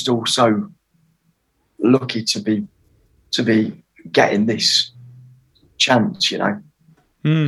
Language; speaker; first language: English; native; English